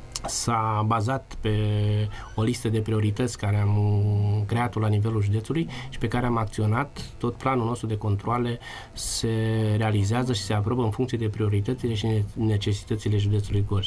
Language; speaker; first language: Romanian; native; Romanian